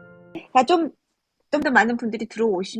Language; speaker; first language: Korean; native; Korean